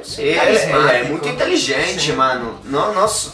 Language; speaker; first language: Portuguese; non-native, fluent; Spanish